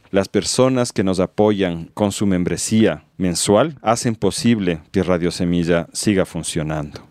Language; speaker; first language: Spanish; native; Spanish